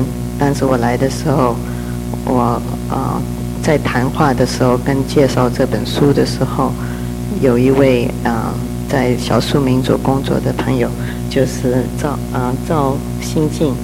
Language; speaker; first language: Chinese; early bilingual, heritage; Chinese